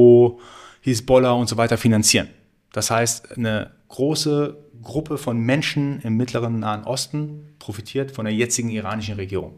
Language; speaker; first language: German; early bilingual, other home language; Persian